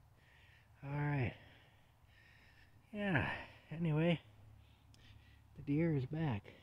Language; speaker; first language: English; native; English